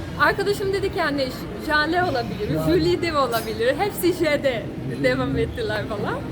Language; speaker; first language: Turkish; non-native, fluent; Portuguese